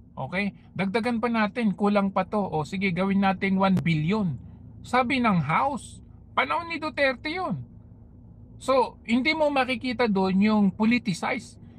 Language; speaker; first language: Filipino; native; Filipino